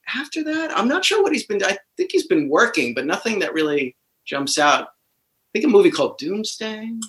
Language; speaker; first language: English; native; English